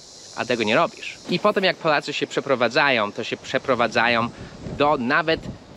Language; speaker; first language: Polish; non-native, fluent; English